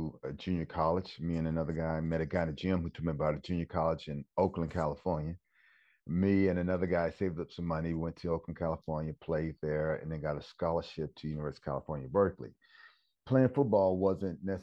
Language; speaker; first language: English; native; English